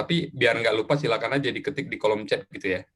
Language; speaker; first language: Indonesian; native; Indonesian